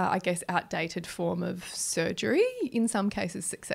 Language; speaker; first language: English; native; English